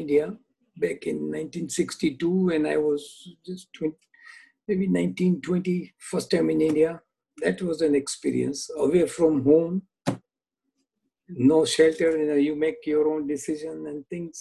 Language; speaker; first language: English; non-native, local second language; Gujarati